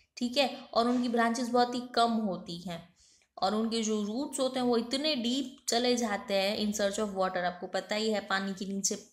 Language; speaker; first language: Hindi; non-native, local second language; Gujarati